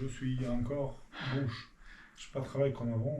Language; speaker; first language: French; non-native, learner; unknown